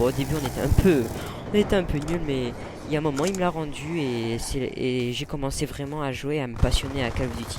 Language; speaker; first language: French; native; French